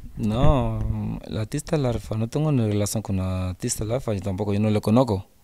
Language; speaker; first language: Spanish; non-native, learner; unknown